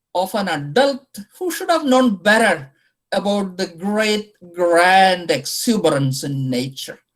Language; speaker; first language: English; non-native, local second language; Malayalam